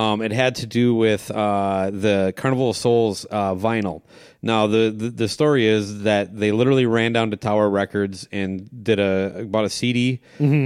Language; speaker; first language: English; native; English